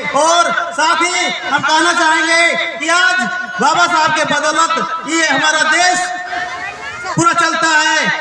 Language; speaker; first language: Hindi; native; Hindi